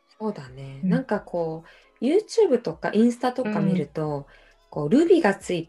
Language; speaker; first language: Japanese; non-native, fluent; Korean